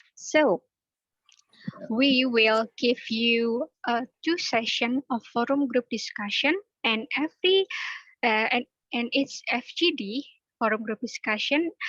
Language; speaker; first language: English; non-native, learner; Indonesian